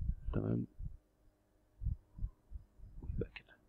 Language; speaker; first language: Arabic; native; Arabic